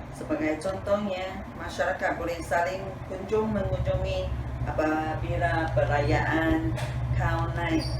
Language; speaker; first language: Malay; non-native, local second language; Tamil